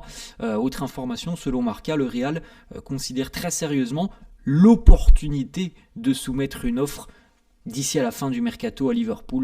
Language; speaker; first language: French; native; French